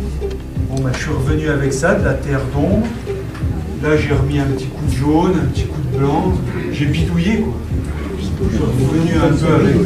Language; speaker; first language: French; native; French